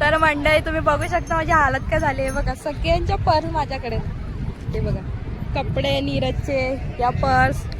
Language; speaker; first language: Marathi; native; Marathi